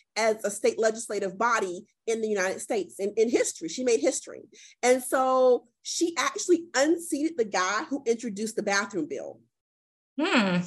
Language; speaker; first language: English; native; English